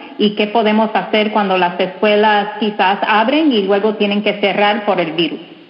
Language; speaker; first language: Spanish; early bilingual, heritage; Spanish